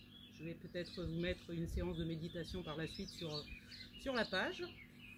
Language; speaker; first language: French; native; French